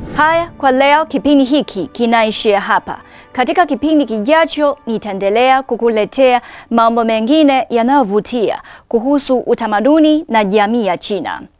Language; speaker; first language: Swahili; non-native, fluent; Chinese